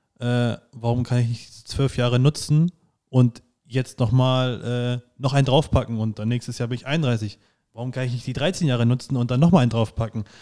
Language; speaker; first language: German; native; German